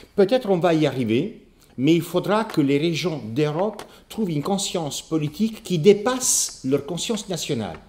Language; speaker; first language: French; non-native, fluent; Italian